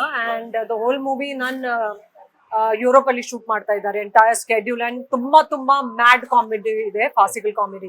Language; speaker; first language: Kannada; non-native, learner; Hindi